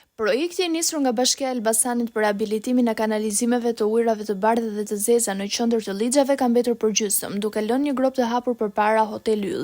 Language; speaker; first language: Albanian; native; Albanian